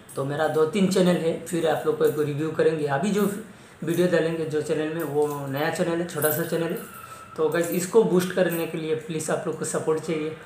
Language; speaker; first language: Hindi; non-native, local second language; Assamese